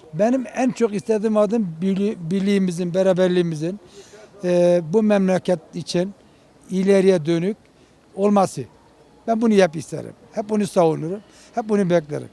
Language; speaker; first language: Turkish; non-native, local second language; Kurdish